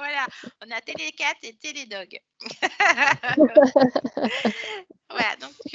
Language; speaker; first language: French; native; French